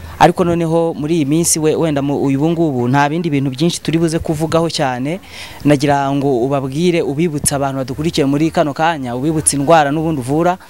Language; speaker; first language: Kinyarwanda; native; Kinyarwanda